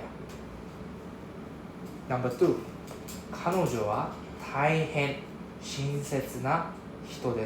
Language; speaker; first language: Japanese; non-native, fluent; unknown